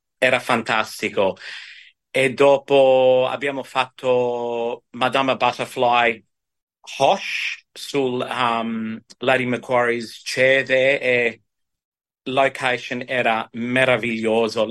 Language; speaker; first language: Italian; early bilingual, heritage; Italian